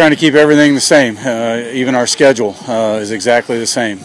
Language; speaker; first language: English; native; English